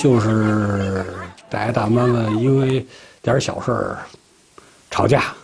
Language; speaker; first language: Chinese; native; Chinese